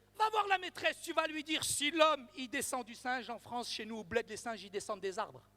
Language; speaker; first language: French; early bilingual, other home language; Arabic